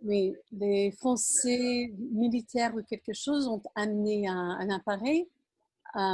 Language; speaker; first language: French; non-native, fluent; English